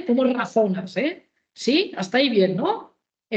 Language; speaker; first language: Spanish; native; Spanish